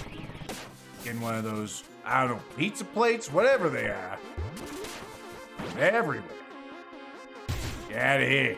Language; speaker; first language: English; native; English